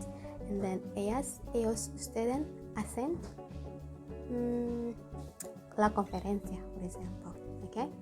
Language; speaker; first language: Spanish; non-native, learner; Indonesian